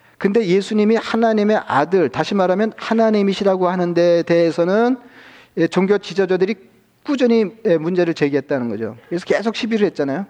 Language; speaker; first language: Korean; native; Korean